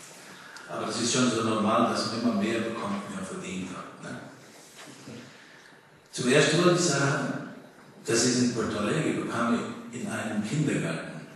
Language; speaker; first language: German; early bilingual, heritage; German